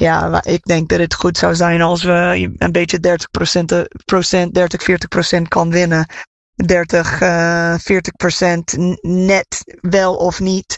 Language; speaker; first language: Dutch; non-native, fluent; English